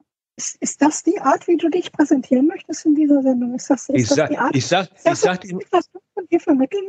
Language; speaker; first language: German; native; German